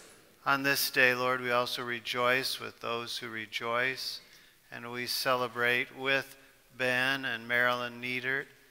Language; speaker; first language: English; native; English